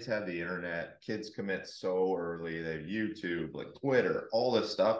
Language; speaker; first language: English; native; English